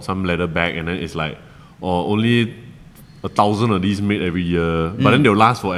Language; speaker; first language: English; non-native, local second language; Chinese